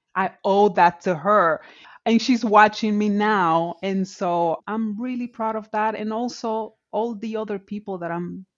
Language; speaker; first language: English; non-native, fluent; Spanish